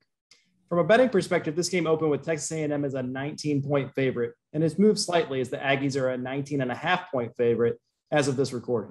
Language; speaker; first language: English; native; English